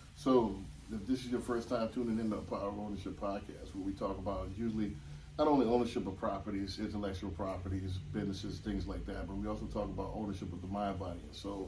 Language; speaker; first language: English; native; English